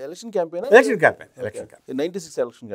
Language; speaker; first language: Telugu; native; Telugu